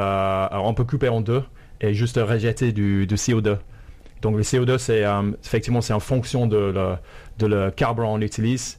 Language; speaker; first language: French; non-native, fluent; English